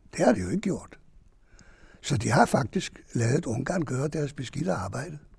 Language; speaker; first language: Danish; non-native, fluent; Hungarian